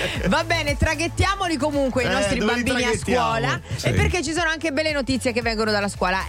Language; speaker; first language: Italian; native; Italian